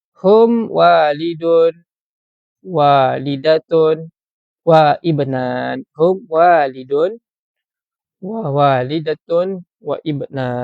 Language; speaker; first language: Arabic; non-native, fluent; Malay